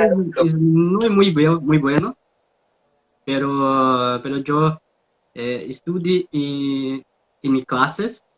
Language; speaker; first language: Spanish; non-native, learner; Portuguese